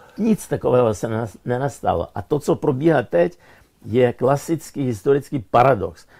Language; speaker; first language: Czech; non-native, fluent; Russian